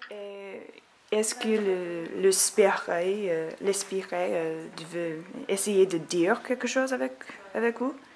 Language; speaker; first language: French; non-native, learner; English